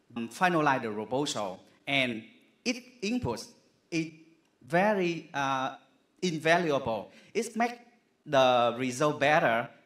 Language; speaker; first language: English; non-native, fluent; Vietnamese